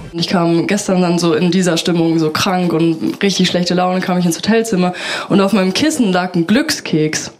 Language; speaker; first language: German; native; German